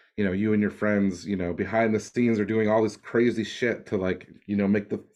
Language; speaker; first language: English; native; English